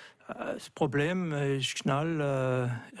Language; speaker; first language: German; non-native, local second language; French